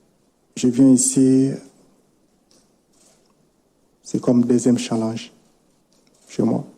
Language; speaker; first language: French; non-native, local second language; Lingala